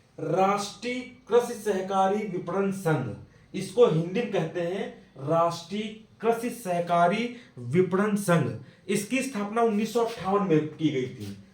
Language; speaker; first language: Hindi; native; Hindi